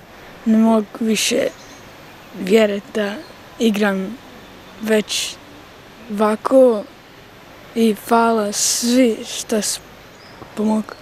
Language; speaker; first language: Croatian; early bilingual, heritage; Bosnian